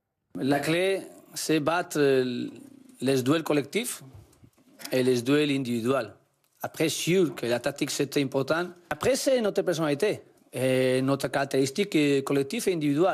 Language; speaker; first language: French; non-native, learner; Spanish